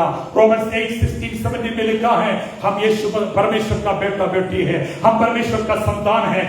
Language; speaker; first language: Hindi; non-native, local second language; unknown